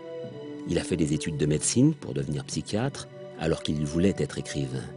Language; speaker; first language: French; native; French